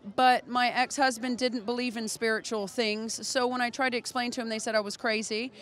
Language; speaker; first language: English; native; English